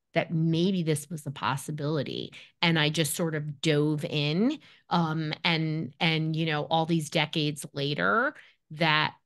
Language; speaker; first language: English; native; English